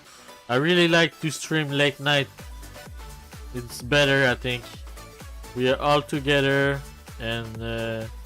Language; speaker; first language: English; non-native, learner; French